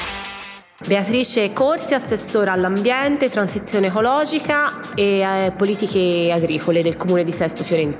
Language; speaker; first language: Italian; native; Italian